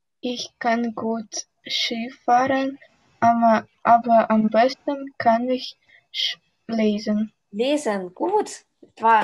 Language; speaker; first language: German; non-native, learner; Russian